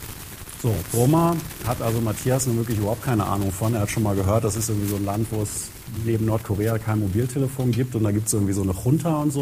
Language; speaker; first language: German; native; German